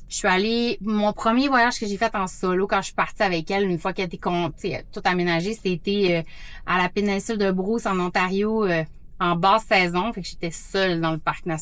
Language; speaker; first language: French; native; French